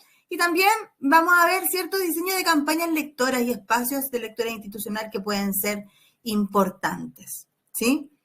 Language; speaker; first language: Spanish; native; Spanish